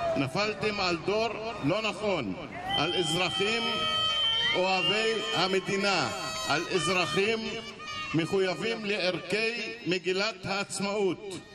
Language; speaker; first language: Hebrew; non-native, local second language; Arabic